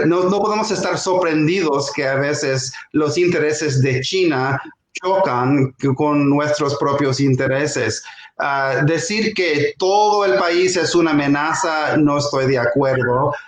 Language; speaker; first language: Spanish; non-native, fluent; English